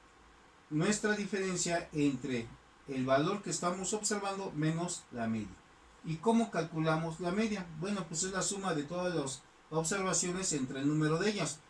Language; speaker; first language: Spanish; native; Spanish